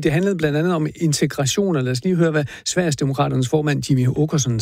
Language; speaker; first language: Danish; native; Danish